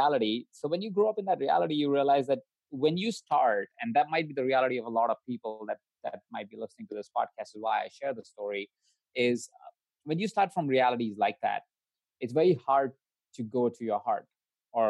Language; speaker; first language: English; non-native, local second language; Hindi